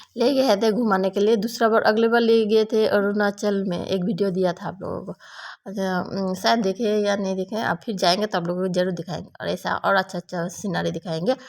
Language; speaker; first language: Hindi; non-native, local second language; Bangla